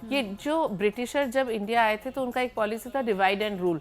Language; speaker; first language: Hindi; native; Hindi